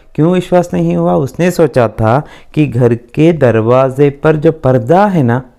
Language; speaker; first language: Hindi; non-native, local second language; Kannada